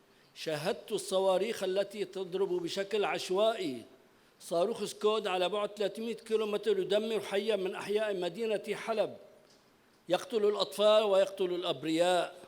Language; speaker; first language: Arabic; native; Arabic